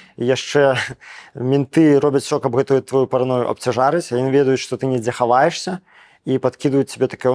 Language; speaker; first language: Belarusian; non-native, local second language; Russian